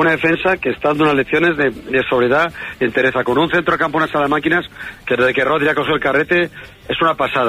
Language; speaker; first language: Spanish; native; Spanish